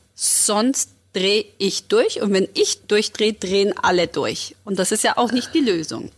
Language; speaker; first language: German; early bilingual, other home language; Croatian